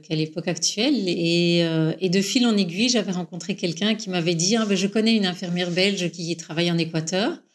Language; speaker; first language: French; native; French